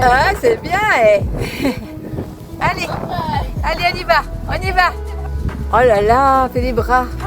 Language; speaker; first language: French; native; French